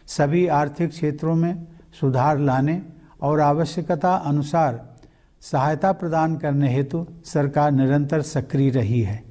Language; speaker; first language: Hindi; native; Hindi